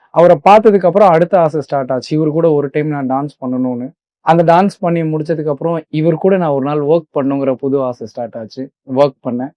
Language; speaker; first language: Tamil; native; Tamil